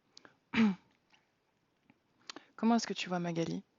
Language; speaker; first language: French; native; French